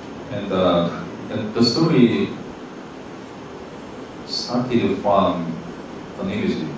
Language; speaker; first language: English; non-native, learner; Korean